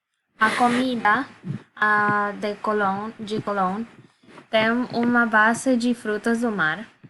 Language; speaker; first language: Portuguese; non-native, learner; Spanish